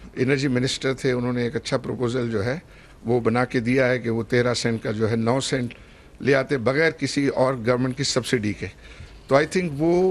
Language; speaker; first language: Urdu; native; Urdu